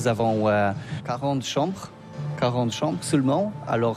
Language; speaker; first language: French; non-native, learner; Polish